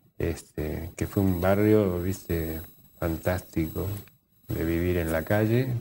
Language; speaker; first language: Spanish; native; Spanish